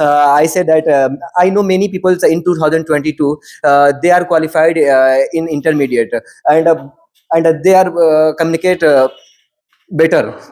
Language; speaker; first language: English; non-native, learner; Hindi